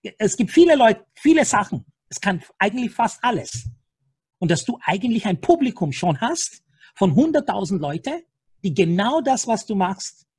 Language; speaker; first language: German; non-native, fluent; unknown